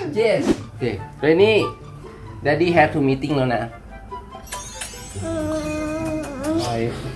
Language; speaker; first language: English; non-native, learner; Thai